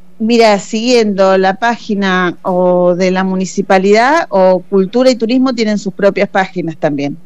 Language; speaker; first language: Spanish; native; Spanish